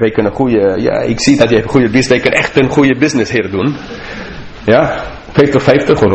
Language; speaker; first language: Dutch; non-native, fluent; English